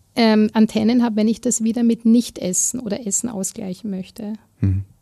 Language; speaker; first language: German; native; German